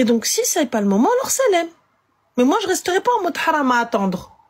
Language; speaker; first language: French; native; French